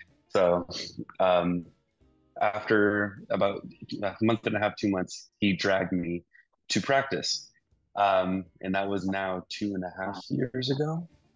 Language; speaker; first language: English; early bilingual, other home language; Spanish